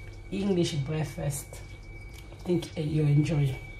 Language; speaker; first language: English; non-native, learner; Lingala